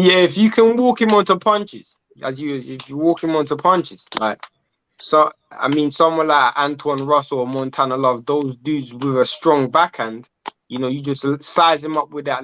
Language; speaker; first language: English; native; English